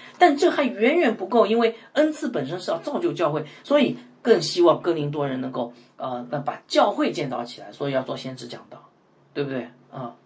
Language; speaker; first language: Chinese; native; Chinese